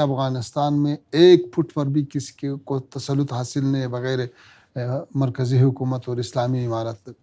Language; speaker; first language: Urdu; non-native, fluent; Pashto